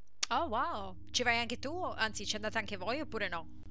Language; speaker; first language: Italian; early bilingual, other home language; English